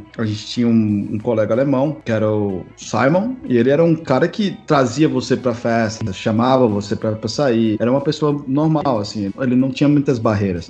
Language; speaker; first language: Portuguese; native; Portuguese